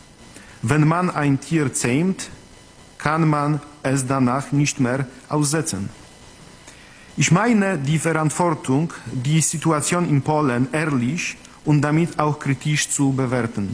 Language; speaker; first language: German; non-native, fluent; Polish